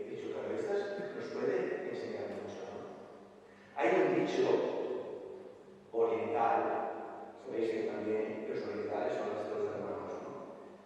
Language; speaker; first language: Spanish; non-native, fluent; Italian